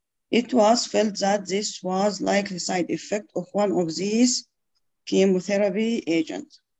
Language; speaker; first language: English; non-native, fluent; Arabic